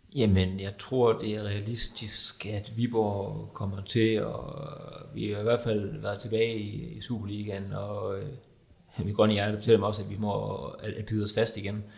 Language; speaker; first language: Danish; native; Danish